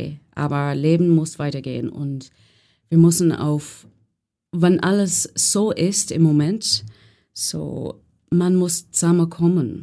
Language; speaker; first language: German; non-native, learner; English